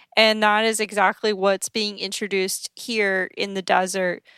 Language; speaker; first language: English; native; English